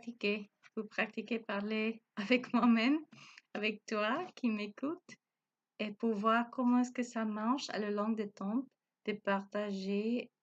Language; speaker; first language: French; non-native, learner; Spanish